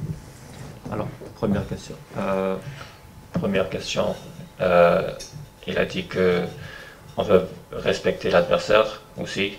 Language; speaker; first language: French; non-native, fluent; English